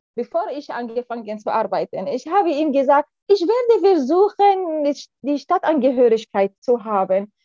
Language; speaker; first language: German; non-native, fluent; Arabic